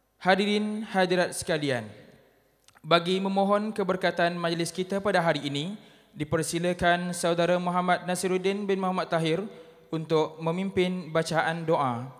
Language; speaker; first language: Malay; native; Malay